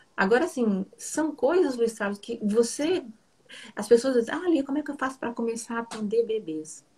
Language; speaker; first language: Portuguese; native; Portuguese